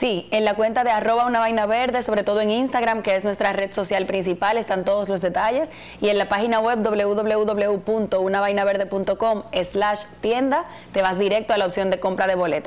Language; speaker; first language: Spanish; native; Spanish